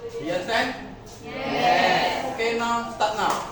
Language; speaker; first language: English; non-native, learner; Indonesian